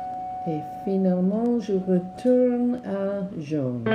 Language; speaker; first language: French; non-native, learner; English